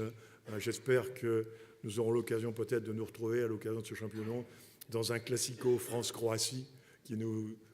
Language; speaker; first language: French; native; French